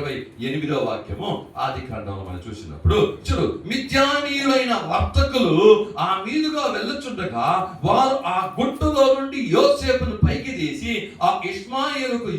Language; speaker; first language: Telugu; native; Telugu